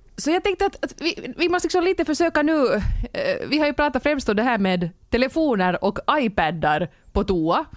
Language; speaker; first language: Swedish; native; Swedish